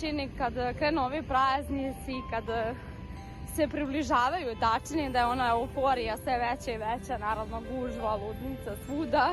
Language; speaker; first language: Bosnian; native; Bosnian